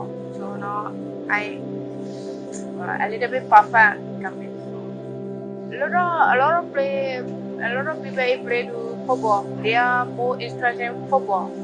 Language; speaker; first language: English; non-native, learner; Burmese